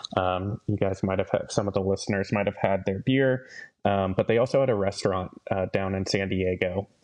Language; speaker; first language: English; native; English